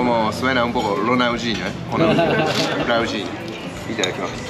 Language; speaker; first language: Spanish; non-native, fluent; Japanese